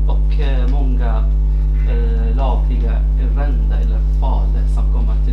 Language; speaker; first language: Swedish; non-native, fluent; Arabic